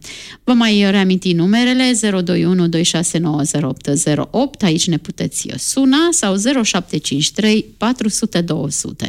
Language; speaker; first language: Romanian; native; Romanian